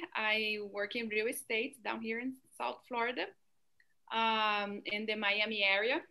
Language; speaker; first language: English; non-native, fluent; Portuguese